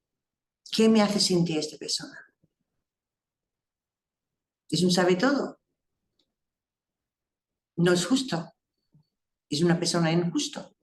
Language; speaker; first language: Spanish; non-native, fluent; English